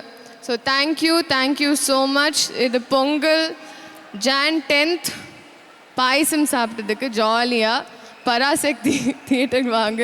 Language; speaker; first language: Tamil; non-native, fluent; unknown